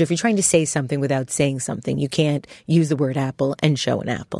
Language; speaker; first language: English; native; English